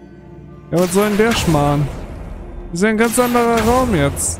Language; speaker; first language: German; native; German